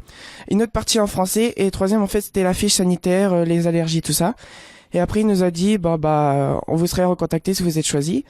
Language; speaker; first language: French; native; French